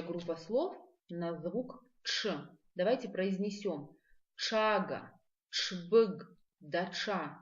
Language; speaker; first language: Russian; non-native, local second language; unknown